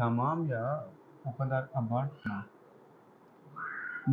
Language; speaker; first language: Turkish; non-native, learner; Urdu